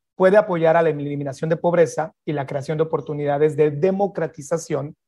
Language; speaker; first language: Spanish; native; Spanish